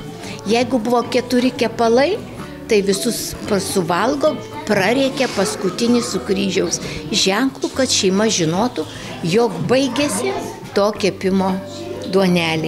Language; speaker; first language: Lithuanian; native; Lithuanian